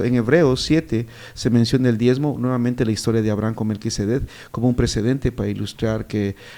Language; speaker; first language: Spanish; native; Spanish